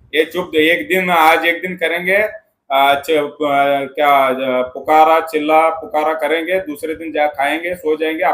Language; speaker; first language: Hindi; non-native, local second language; Kannada